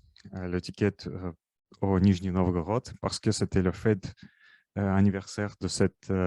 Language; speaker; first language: French; non-native, learner; Russian